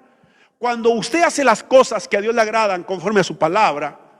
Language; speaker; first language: Spanish; native; Spanish